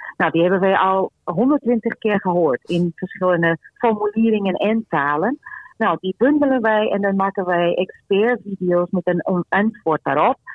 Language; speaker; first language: Dutch; non-native, fluent; Portuguese